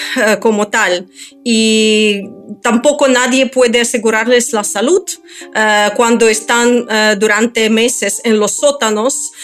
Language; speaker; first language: Spanish; non-native, fluent; Ukrainian